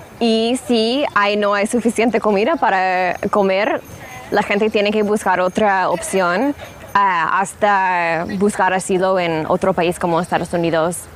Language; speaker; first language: Spanish; early bilingual, heritage; Spanish